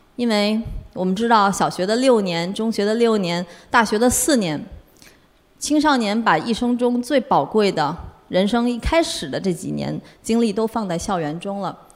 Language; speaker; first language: Chinese; native; Chinese